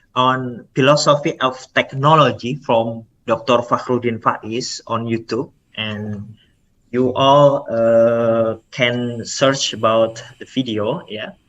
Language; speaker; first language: English; non-native, fluent; Indonesian